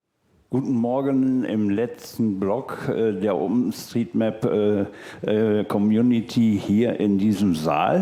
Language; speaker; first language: German; native; German